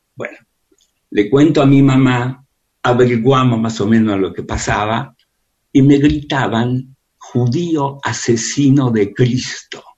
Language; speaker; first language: Spanish; early bilingual, other home language; Russian